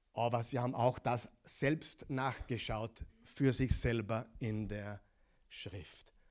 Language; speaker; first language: German; non-native, fluent; English